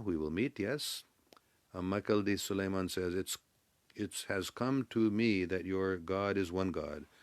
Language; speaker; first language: English; native; English